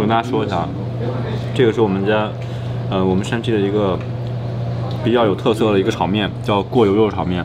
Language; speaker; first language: Chinese; native; Chinese